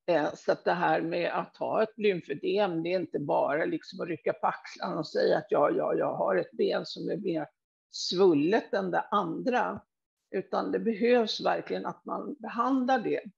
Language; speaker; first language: Swedish; native; Swedish